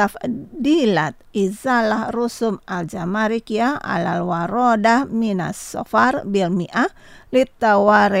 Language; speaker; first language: Arabic; non-native, fluent; Indonesian